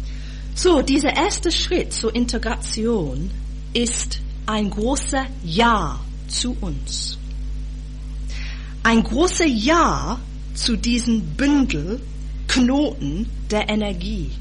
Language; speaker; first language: German; non-native, fluent; English